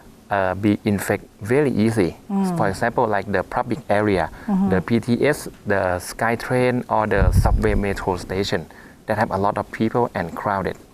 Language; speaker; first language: English; non-native, fluent; Thai